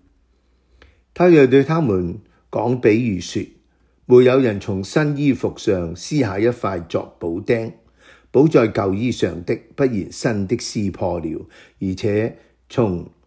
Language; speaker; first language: Chinese; non-native, local second language; Cantonese